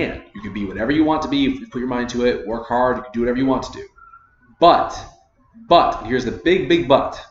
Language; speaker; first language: English; native; English